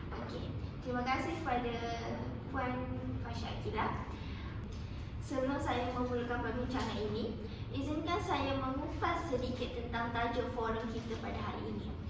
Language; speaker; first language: Malay; native; Malay